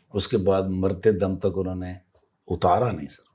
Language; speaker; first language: Urdu; non-native, local second language; Punjabi